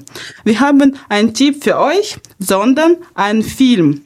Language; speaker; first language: German; non-native, fluent; Ukrainian